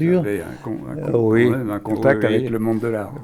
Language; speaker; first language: French; native; French